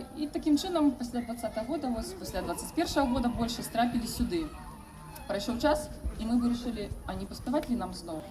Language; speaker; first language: Belarusian; non-native, local second language; Russian